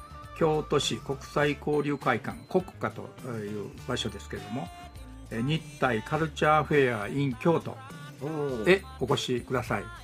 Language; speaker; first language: Japanese; native; Japanese